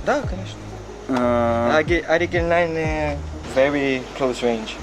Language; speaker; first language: Russian; early bilingual, heritage; Russian